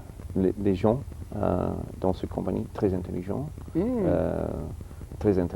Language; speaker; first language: French; early bilingual, heritage; English